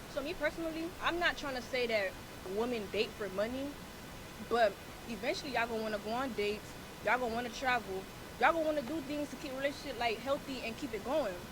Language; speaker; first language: English; native; English